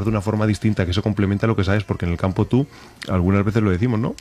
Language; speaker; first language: Spanish; native; Spanish